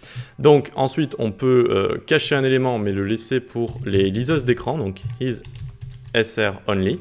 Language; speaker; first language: French; native; French